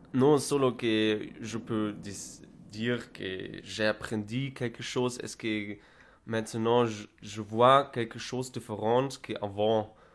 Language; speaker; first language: French; non-native, learner; German